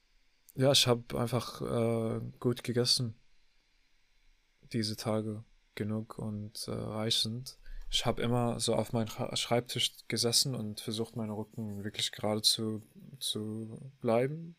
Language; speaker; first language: German; non-native, learner; English